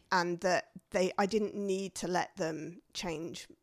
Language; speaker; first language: English; native; English